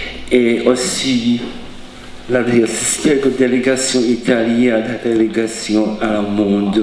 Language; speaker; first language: French; non-native, fluent; Czech